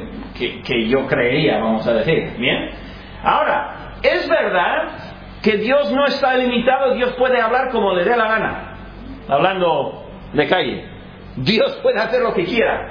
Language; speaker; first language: Spanish; non-native, fluent; English